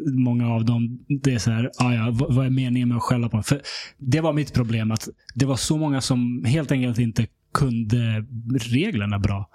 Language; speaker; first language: Swedish; early bilingual, other home language; Serbian